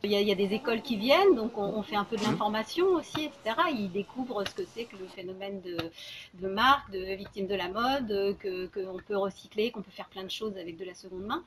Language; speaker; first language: French; native; French